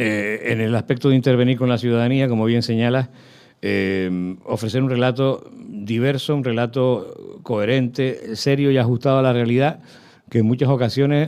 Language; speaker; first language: Spanish; native; Spanish